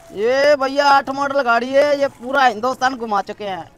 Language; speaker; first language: Hindi; native; Hindi